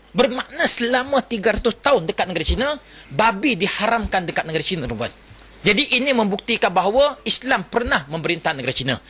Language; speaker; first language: Malay; non-native, local second language; Chinese